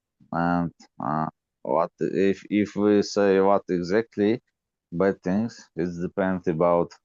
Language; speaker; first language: English; non-native, learner; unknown